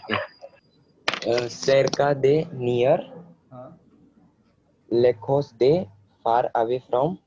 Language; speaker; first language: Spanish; non-native, learner; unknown